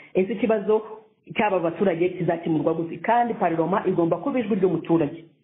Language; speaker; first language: Kinyarwanda; native; Kinyarwanda